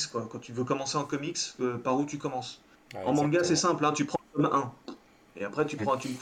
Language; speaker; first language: French; native; French